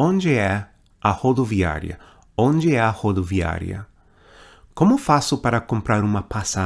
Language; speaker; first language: Portuguese; non-native, fluent; English